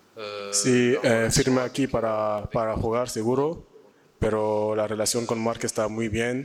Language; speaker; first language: Spanish; non-native, learner; French